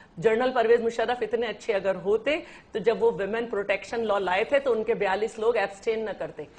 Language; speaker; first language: Urdu; native; Urdu